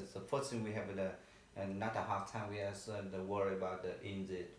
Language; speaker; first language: English; non-native, learner; Vietnamese